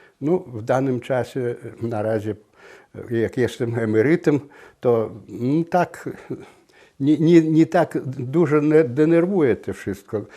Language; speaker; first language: Polish; non-native, local second language; Belarusian